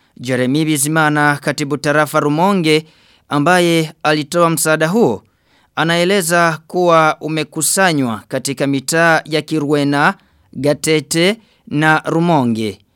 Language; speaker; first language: Swahili; non-native, local second language; Rundi